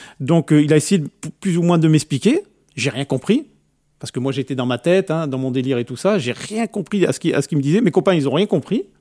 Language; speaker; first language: French; early bilingual, other home language; Arabic